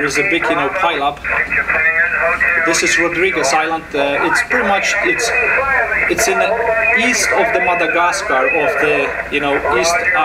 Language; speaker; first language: English; non-native, fluent; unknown